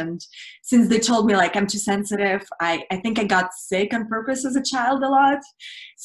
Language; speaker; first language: English; non-native, fluent; Russian